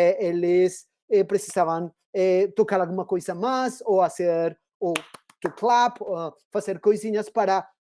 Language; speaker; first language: Portuguese; non-native, fluent; Spanish